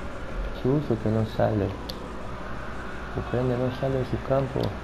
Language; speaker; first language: Spanish; native; Spanish